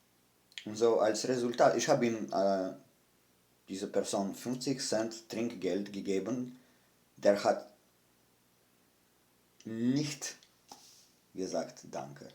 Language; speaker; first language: German; non-native, fluent; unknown